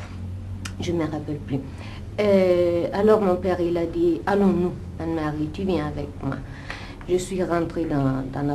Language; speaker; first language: French; non-native, fluent; Italian